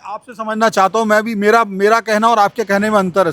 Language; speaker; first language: Hindi; native; Hindi